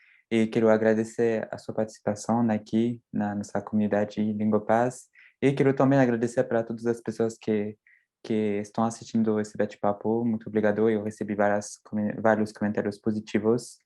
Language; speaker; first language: Portuguese; non-native, fluent; French